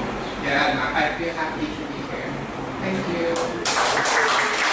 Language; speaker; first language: English; non-native, learner; Thai